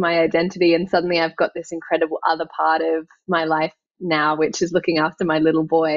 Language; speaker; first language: English; native; English